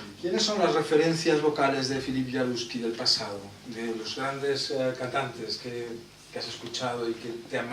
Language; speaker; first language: Spanish; native; Spanish